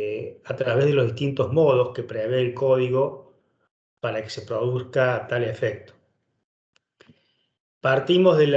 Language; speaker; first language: Spanish; native; Spanish